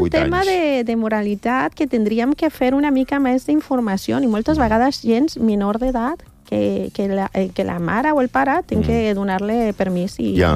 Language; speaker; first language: Catalan; non-native, learner; Spanish